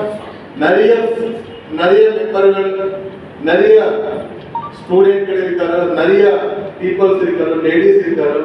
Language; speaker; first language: Tamil; non-native, learner; Kannada